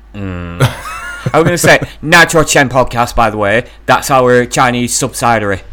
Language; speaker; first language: English; native; English